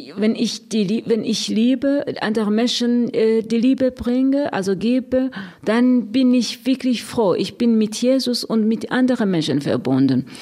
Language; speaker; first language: German; non-native, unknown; Rundi